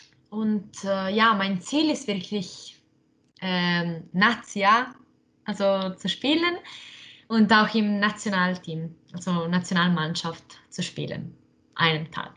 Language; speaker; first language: German; non-native, local second language; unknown